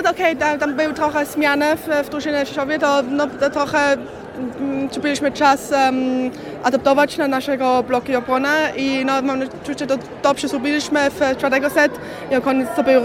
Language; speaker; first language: Polish; early bilingual, heritage; Polish